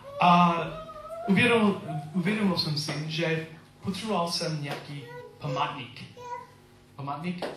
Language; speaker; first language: Czech; non-native, learner; English